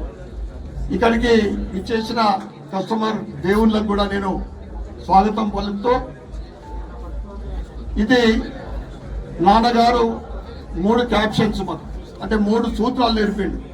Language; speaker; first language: Telugu; native; Telugu